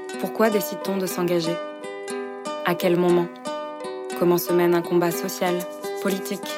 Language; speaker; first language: French; native; French